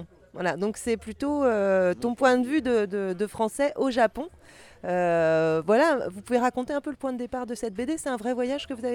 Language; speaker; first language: French; native; French